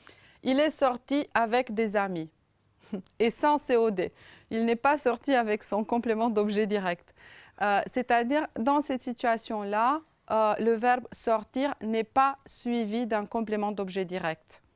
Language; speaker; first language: French; non-native, fluent; Romanian